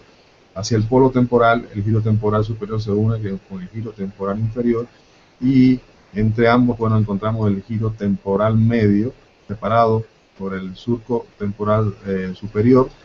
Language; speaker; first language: Spanish; native; Spanish